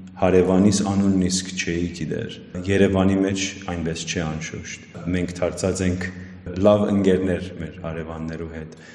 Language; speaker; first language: Armenian; early bilingual, heritage; Armenian